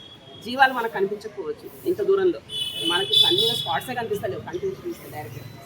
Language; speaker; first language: Telugu; native; Telugu